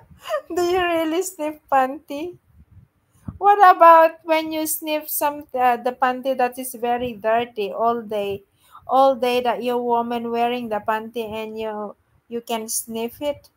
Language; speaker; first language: English; non-native, local second language; Filipino